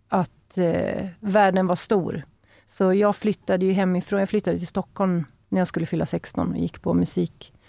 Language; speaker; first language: Norwegian; non-native, fluent; Swedish